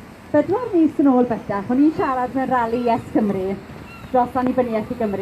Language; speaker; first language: Welsh; native; Welsh